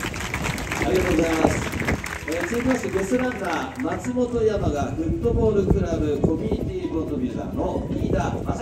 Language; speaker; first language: Japanese; native; Japanese